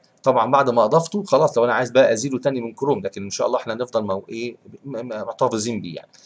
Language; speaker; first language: Arabic; native; Arabic